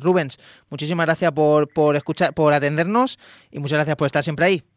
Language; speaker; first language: Spanish; native; Spanish